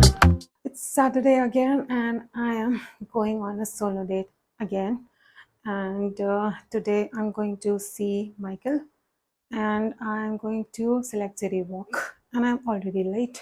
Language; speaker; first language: English; non-native, local second language; Hindi